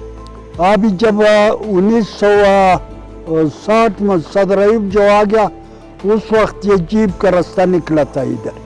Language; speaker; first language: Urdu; non-native, local second language; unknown